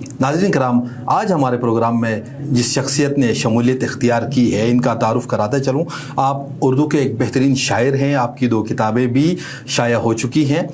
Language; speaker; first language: Urdu; non-native, local second language; Shina